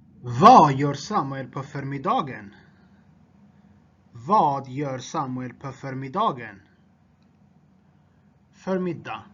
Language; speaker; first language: Swedish; non-native, fluent; Tigrinya